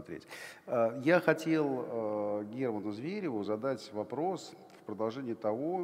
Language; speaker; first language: Russian; native; Russian